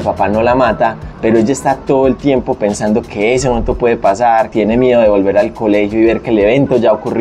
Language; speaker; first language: Spanish; native; Spanish